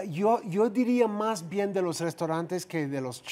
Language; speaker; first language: Spanish; non-native, fluent; English